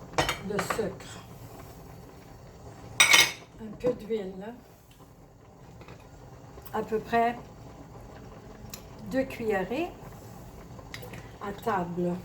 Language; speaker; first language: French; early bilingual, other home language; Italian